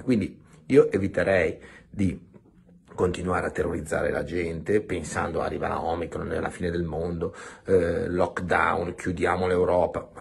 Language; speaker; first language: Italian; native; Italian